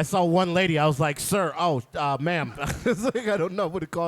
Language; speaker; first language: English; native; English